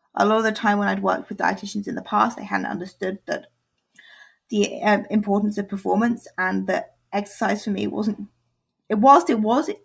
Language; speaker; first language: English; native; English